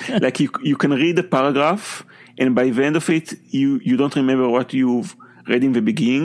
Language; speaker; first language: English; non-native, fluent; Hebrew